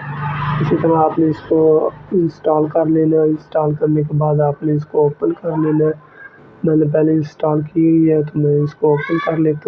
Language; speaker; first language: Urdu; non-native, local second language; Punjabi